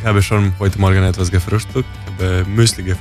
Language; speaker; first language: German; non-native, learner; Croatian